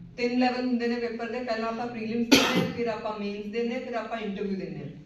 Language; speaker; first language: Punjabi; non-native, local second language; Hindi